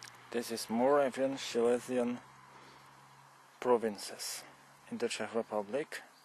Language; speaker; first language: English; non-native, learner; Polish